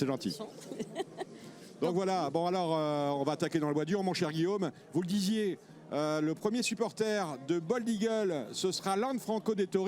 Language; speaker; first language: French; native; French